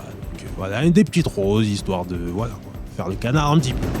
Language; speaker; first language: French; native; French